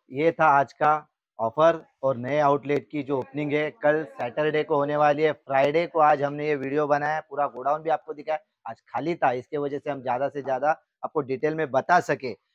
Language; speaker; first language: Hindi; non-native, local second language; Marathi